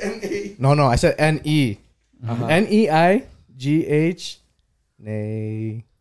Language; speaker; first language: English; early bilingual, other home language; Spanish